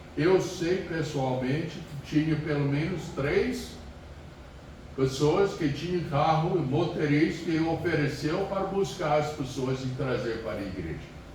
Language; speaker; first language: Portuguese; non-native, fluent; English